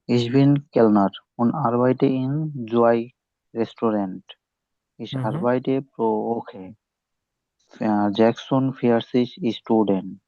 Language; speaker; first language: German; non-native, learner; Bangla